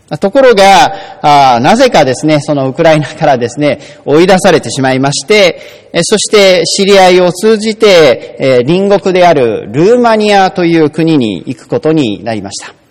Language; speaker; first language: Japanese; native; Japanese